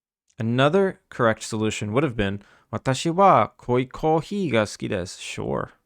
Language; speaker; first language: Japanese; non-native, learner; English